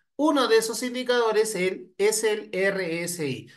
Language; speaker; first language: Spanish; native; Spanish